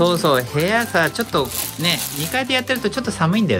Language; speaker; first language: Japanese; native; Japanese